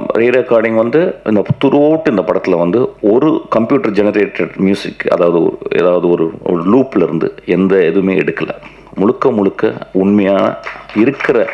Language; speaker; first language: Tamil; non-native, local second language; Malayalam